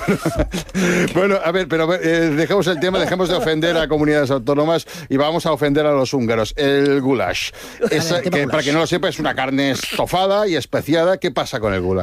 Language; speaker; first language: Spanish; native; Spanish